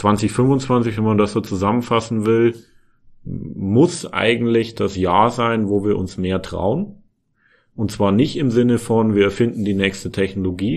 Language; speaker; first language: German; native; German